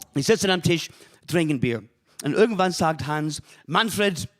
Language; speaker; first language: German; non-native, fluent; English